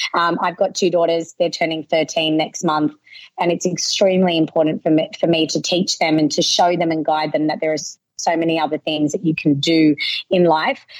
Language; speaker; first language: English; native; English